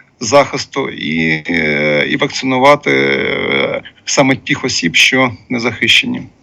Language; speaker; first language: Ukrainian; non-native, local second language; Russian